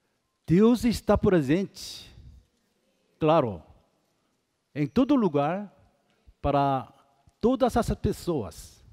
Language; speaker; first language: Portuguese; non-native, fluent; Korean